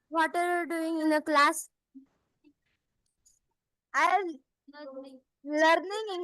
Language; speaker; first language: English; non-native, learner; Hindi